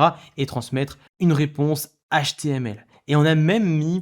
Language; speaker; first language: French; native; French